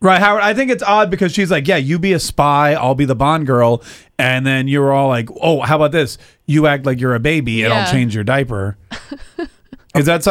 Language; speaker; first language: English; native; English